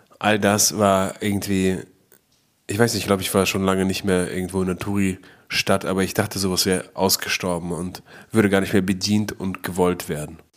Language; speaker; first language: German; native; German